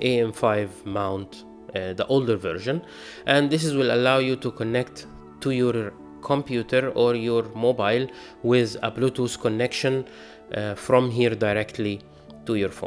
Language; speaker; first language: English; non-native, fluent; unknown